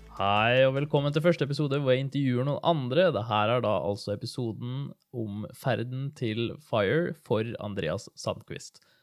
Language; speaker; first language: Norwegian; native; Norwegian